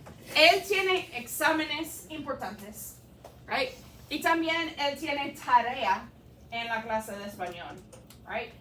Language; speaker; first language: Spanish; non-native, fluent; English